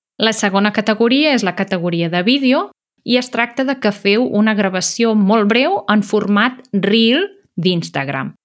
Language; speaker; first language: Catalan; native; Catalan